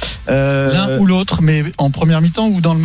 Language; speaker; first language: French; native; French